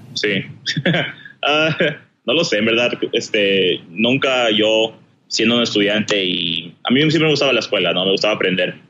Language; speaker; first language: Spanish; early bilingual, heritage; Spanish